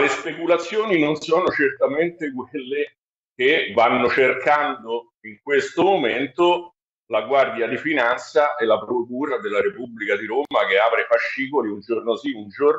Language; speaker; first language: Italian; native; Italian